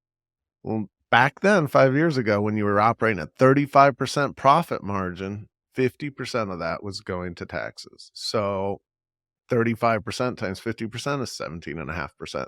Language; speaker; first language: English; native; English